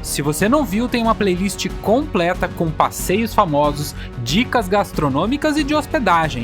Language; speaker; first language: Portuguese; native; Portuguese